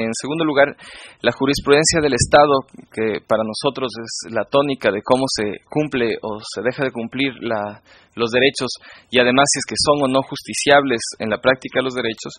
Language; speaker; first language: Spanish; native; Spanish